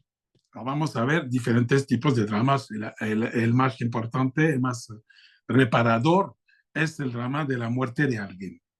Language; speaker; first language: Spanish; non-native, fluent; French